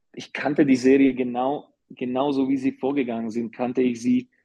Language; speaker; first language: German; non-native, fluent; Slovak